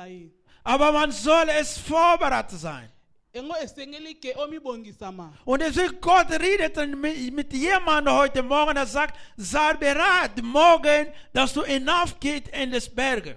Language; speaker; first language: German; non-native, learner; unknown